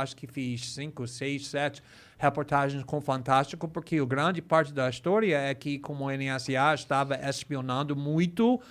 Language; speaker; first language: Portuguese; non-native, fluent; English